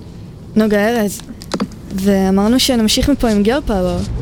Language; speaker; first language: Hebrew; native; Hebrew